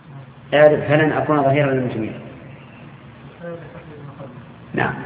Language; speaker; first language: Arabic; native; Arabic